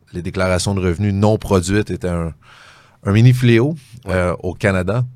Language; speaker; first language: French; native; French